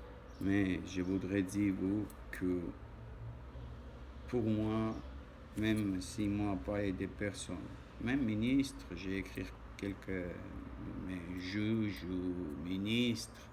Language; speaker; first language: French; non-native, learner; Armenian